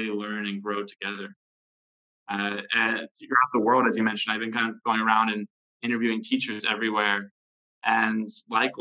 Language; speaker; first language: English; native; English